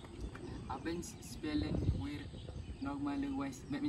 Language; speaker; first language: German; non-native, learner; Malay